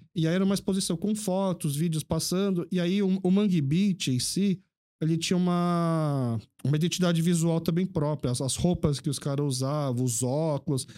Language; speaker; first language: Portuguese; early bilingual, other home language; Korean